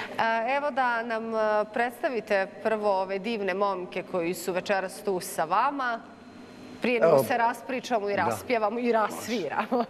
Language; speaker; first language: Bosnian; native; Bosnian